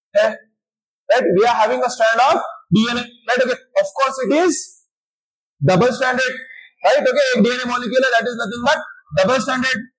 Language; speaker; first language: Hindi; non-native, local second language; Marathi